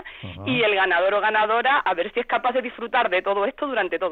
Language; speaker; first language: Spanish; native; Spanish